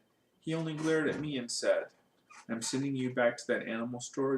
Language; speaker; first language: English; native; English